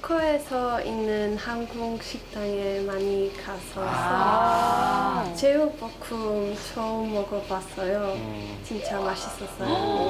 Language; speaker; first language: Korean; non-native, fluent; Czech